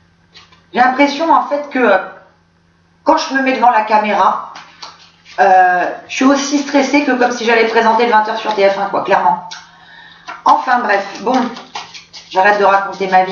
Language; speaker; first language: French; native; French